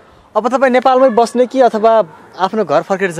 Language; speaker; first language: Nepali; native; Nepali